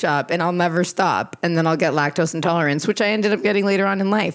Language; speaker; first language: English; non-native, fluent; Portuguese